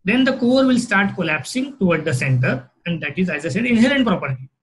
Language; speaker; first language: English; non-native, local second language; Marathi